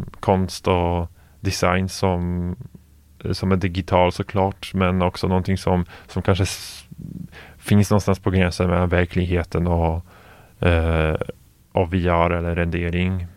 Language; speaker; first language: Swedish; non-native, fluent; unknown